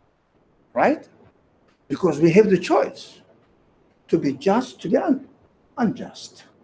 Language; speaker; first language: English; non-native, fluent; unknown